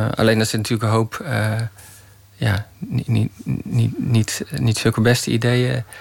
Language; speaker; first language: Dutch; native; Dutch